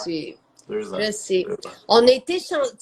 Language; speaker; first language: French; native; French